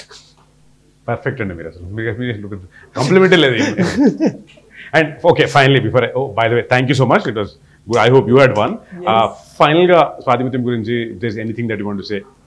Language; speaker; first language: Telugu; native; Telugu